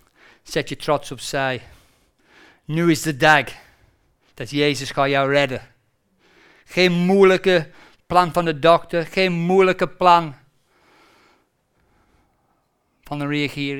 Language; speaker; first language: Dutch; non-native, fluent; English